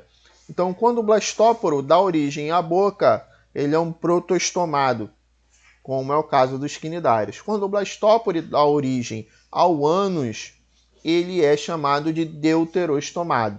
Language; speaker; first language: Portuguese; native; Portuguese